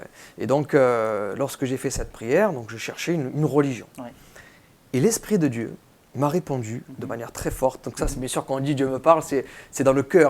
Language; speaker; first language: French; native; French